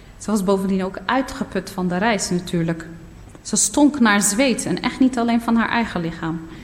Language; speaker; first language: Dutch; early bilingual, other home language; Berber languages